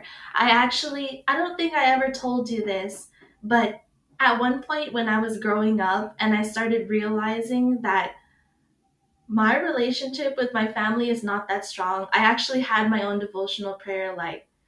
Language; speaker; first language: English; native; English